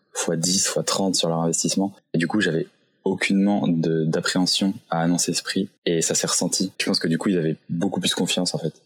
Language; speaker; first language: French; native; French